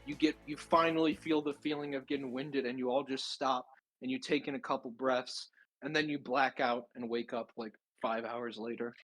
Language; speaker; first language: English; native; English